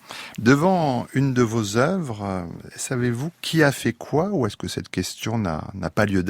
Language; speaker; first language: French; native; French